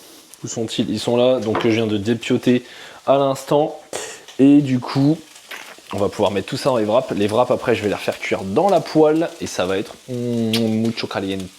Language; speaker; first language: French; native; French